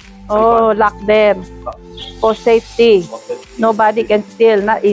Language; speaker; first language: English; non-native, local second language; Filipino